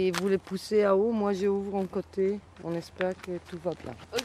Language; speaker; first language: French; non-native, fluent; Italian